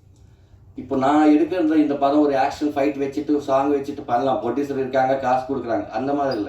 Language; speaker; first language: Tamil; non-native, learner; Telugu